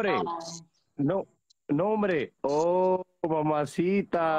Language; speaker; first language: Spanish; non-native, learner; Hindi